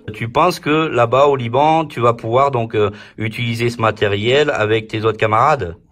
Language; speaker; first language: French; native; French